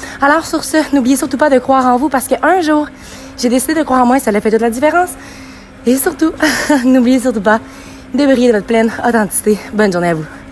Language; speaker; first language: French; native; French